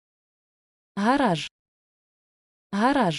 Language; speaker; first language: Ukrainian; non-native, learner; Filipino